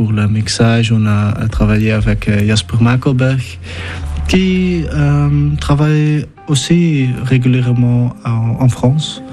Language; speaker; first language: French; non-native, fluent; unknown